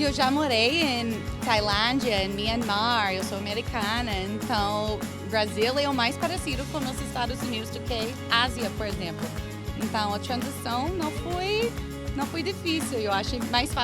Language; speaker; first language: Portuguese; non-native, fluent; English